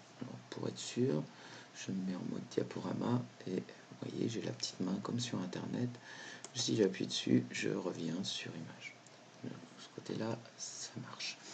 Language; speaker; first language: French; native; French